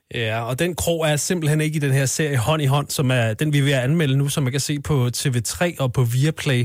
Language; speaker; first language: Danish; native; Danish